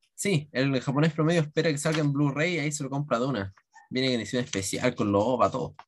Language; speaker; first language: Spanish; native; Spanish